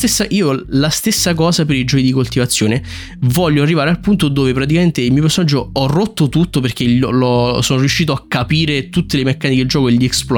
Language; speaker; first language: Italian; native; Italian